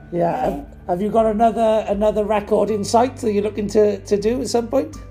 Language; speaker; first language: English; native; English